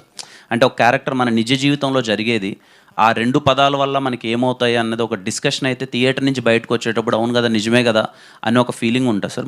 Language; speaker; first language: Telugu; native; Telugu